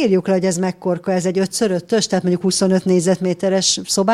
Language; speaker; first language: Hungarian; native; Hungarian